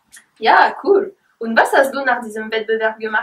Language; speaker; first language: German; non-native, learner; French